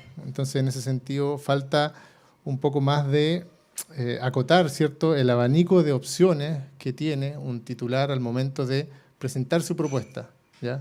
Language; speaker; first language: Spanish; native; Spanish